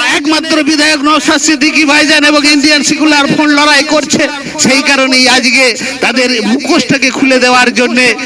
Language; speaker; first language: Bangla; non-native, local second language; Santali